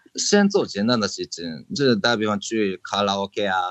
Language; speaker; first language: Chinese; non-native, fluent; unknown